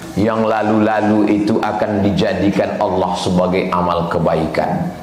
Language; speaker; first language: Indonesian; native; Indonesian